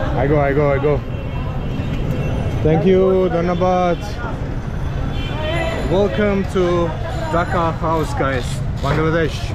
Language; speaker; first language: English; non-native, fluent; Azerbaijani